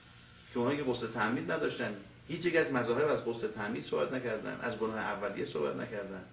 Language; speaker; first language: Persian; native; Persian